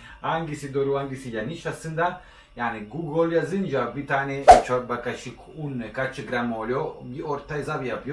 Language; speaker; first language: Turkish; non-native, learner; Italian